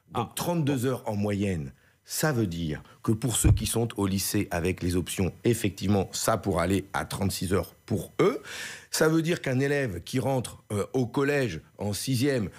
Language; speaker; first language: French; native; French